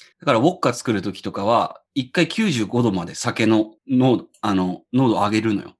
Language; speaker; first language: Japanese; native; Japanese